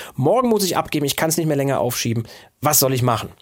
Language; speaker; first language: German; native; German